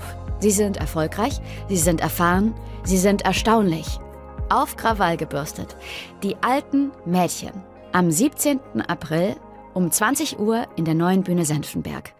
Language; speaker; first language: German; native; German